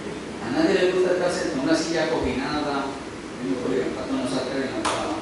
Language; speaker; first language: Spanish; native; Spanish